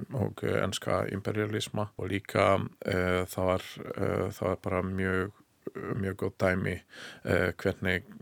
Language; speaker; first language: Icelandic; non-native, learner; Hungarian